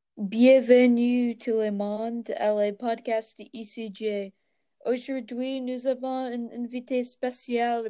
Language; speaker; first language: French; non-native, learner; English